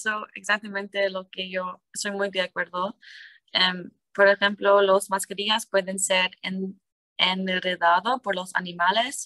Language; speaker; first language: Spanish; non-native, learner; English